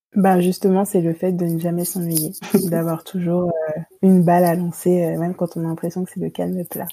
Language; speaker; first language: French; native; French